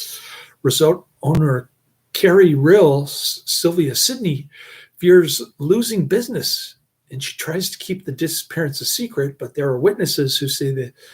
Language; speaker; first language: English; native; English